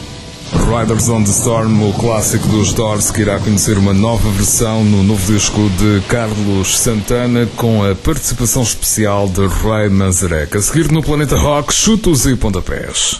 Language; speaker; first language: Portuguese; native; Portuguese